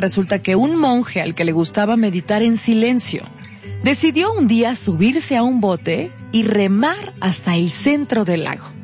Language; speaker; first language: Spanish; native; Spanish